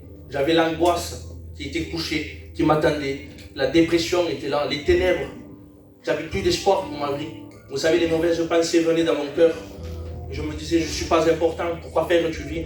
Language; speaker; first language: French; native; French